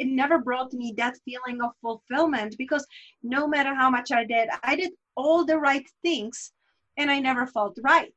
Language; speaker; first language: English; non-native, fluent; Czech